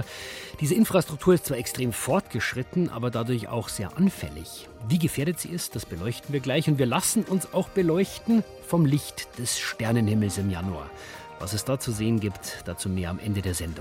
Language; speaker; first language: German; native; German